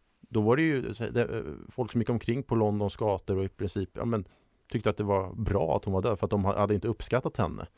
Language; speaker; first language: Swedish; native; Swedish